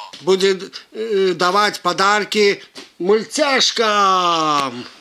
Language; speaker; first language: Russian; early bilingual, heritage; Russian